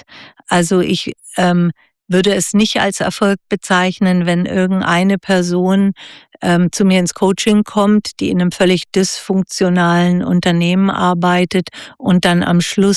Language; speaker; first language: German; native; German